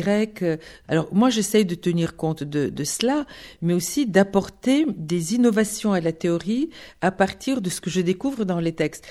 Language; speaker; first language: French; non-native, fluent; Bulgarian